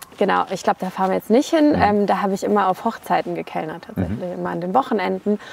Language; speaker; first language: German; early bilingual, other home language; Polish